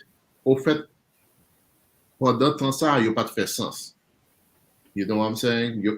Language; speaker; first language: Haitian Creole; early bilingual, heritage; Haitian Creole